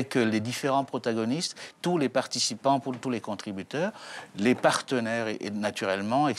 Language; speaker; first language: French; native; French